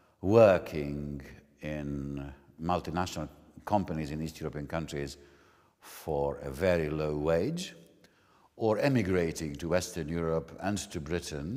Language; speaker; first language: English; non-native, fluent; Hungarian